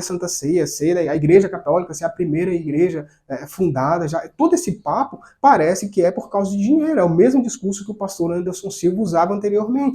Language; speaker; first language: Portuguese; native; Portuguese